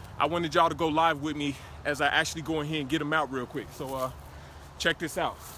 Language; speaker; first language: English; native; English